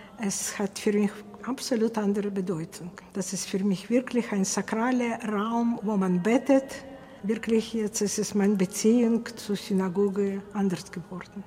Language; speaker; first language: German; non-native, fluent; Russian